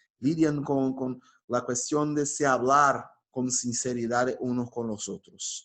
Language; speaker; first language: Spanish; non-native, fluent; Portuguese